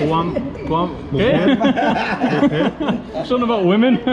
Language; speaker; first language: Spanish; non-native, learner; English